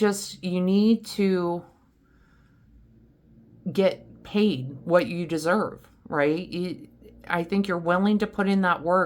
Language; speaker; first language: English; native; English